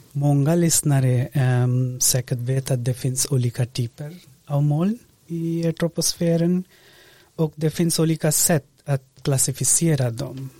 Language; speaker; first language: Swedish; non-native, fluent; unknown